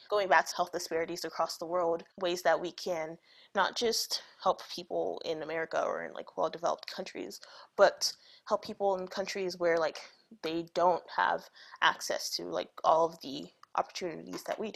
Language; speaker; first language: English; early bilingual, other home language; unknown